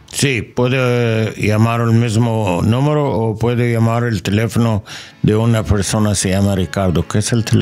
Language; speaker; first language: Spanish; non-native, learner; English